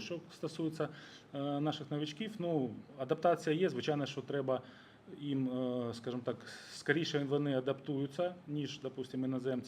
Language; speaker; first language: Ukrainian; non-native, local second language; Russian